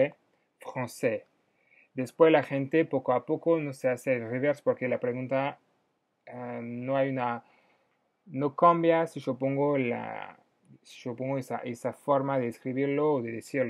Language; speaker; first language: Spanish; non-native, fluent; French